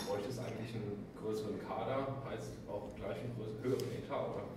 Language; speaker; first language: German; native; German